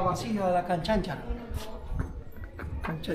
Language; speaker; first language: Spanish; native; Spanish